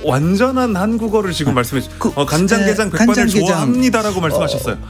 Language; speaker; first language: Korean; native; Korean